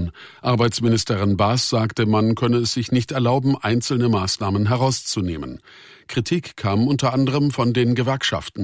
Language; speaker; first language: German; native; German